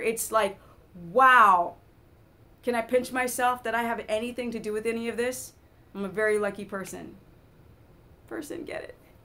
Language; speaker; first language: English; native; English